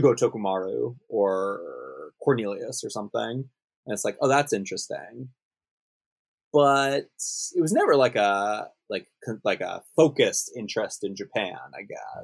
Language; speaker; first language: English; native; English